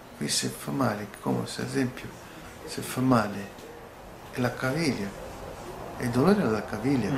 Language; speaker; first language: Italian; non-native, learner; Portuguese